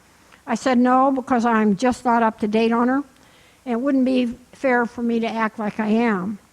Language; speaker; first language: English; native; English